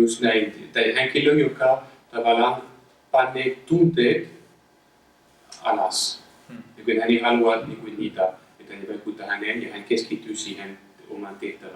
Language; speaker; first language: Finnish; non-native, fluent; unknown